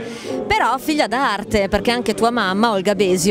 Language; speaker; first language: Italian; native; Italian